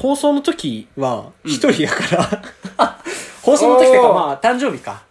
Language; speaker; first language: Japanese; native; Japanese